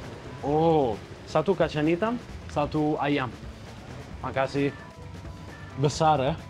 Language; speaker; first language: Indonesian; non-native, learner; Italian